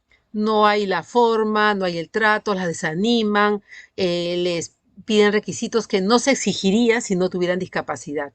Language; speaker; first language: Spanish; native; Spanish